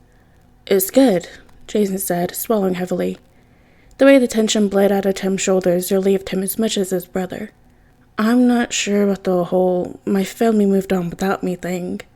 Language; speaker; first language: English; native; English